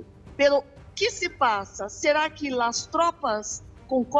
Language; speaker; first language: Spanish; non-native, fluent; Portuguese